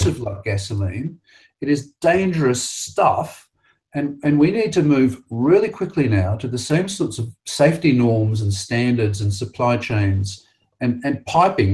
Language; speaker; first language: English; native; English